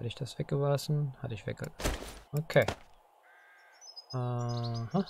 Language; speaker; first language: German; native; German